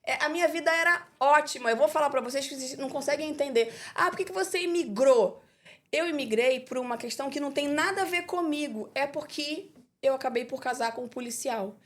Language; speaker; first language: Portuguese; native; Portuguese